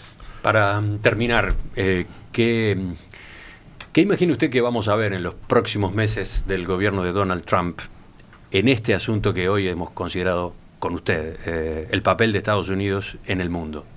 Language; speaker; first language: Spanish; native; Spanish